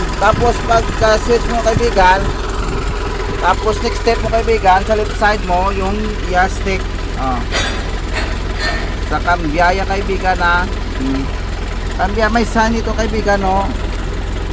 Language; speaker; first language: Filipino; non-native, local second language; Cebuano